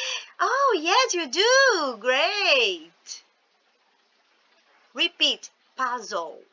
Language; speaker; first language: English; non-native, fluent; Portuguese